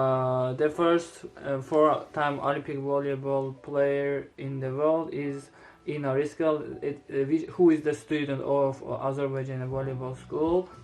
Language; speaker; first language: English; non-native, learner; Azerbaijani